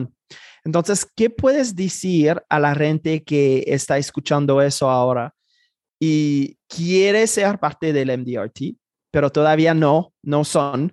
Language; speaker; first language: Spanish; non-native, fluent; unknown